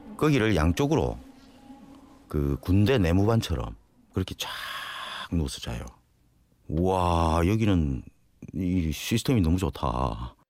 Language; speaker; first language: Korean; native; Korean